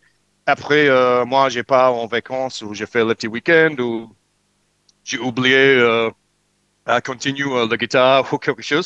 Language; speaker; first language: French; non-native, learner; English